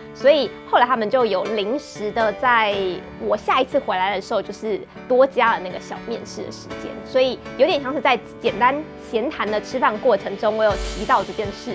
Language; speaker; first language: Chinese; native; Chinese